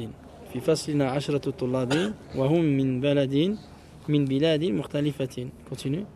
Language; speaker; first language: Arabic; non-native, fluent; French